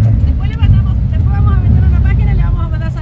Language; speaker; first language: Spanish; native; Spanish